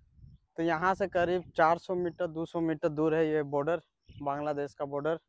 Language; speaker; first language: Hindi; native; Hindi